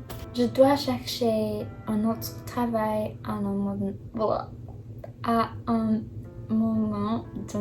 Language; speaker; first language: French; non-native, learner; Chinese